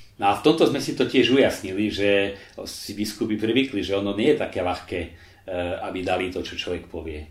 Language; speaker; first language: Slovak; native; Slovak